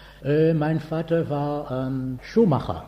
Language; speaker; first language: German; non-native, fluent; Haitian Creole